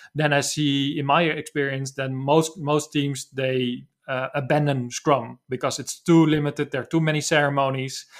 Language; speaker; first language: English; non-native, fluent; Dutch